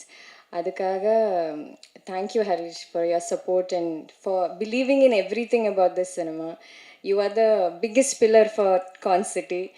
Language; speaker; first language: Tamil; non-native, learner; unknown